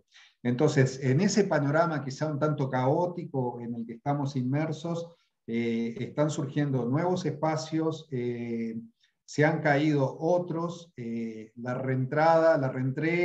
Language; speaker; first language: Spanish; native; Spanish